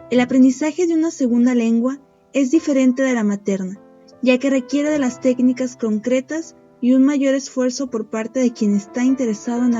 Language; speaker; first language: Spanish; native; Spanish